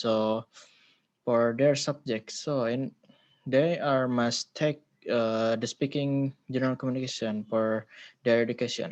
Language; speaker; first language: English; non-native, learner; Indonesian